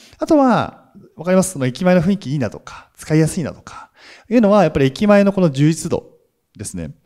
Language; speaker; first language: Japanese; native; Japanese